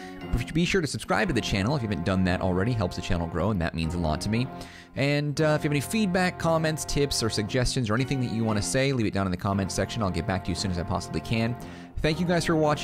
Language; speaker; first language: English; native; English